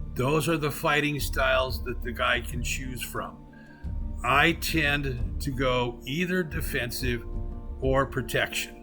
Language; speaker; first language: English; native; English